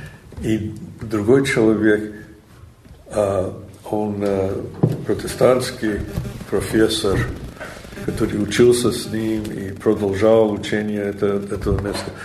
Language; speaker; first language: Russian; non-native, fluent; English